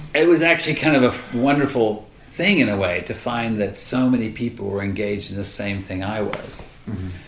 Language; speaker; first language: English; early bilingual, other home language; Swiss German